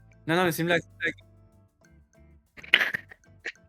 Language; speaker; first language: French; native; French